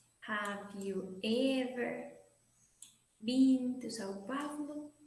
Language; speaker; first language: English; non-native, fluent; Spanish